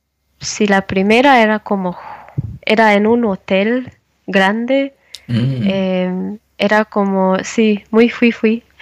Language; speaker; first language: Spanish; non-native, learner; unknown